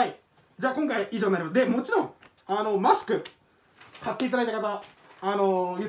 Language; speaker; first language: Japanese; native; Japanese